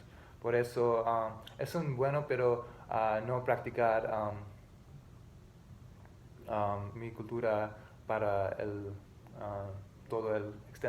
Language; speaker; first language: Spanish; non-native, learner; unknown